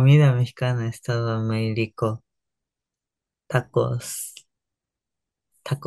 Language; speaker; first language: Spanish; non-native, learner; Japanese